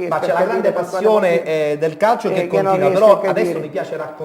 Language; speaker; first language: Italian; native; Italian